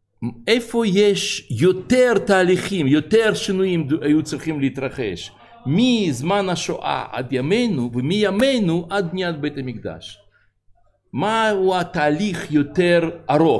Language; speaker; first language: Hebrew; non-native, fluent; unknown